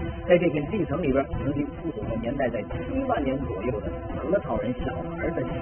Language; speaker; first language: Chinese; native; Chinese